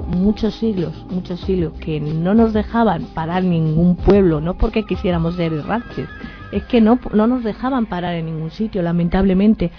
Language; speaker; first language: Spanish; native; Spanish